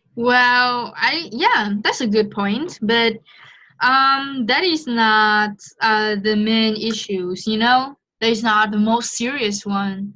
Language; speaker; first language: English; non-native, fluent; Vietnamese